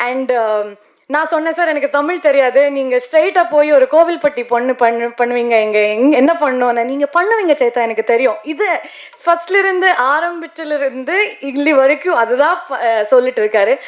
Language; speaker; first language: Tamil; non-native, learner; Kannada